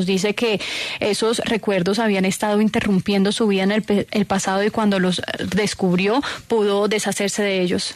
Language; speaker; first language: Spanish; native; Spanish